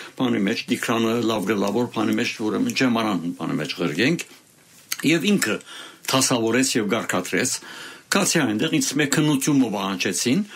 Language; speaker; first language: Armenian; native; Armenian